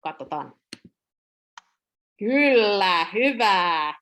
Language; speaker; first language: Finnish; non-native, learner; English